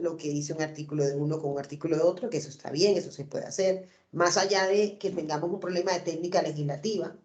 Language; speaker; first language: Spanish; native; Spanish